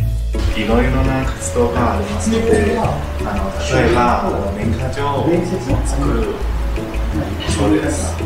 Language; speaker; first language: Japanese; non-native, learner; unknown